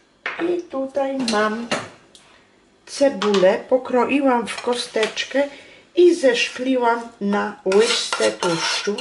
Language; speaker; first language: Polish; native; Polish